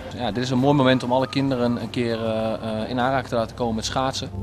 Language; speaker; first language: Dutch; native; Dutch